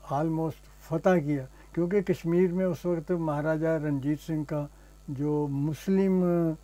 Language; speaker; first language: Hindi; native; Hindi